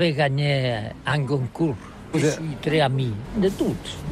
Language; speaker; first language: French; non-native, learner; Catalan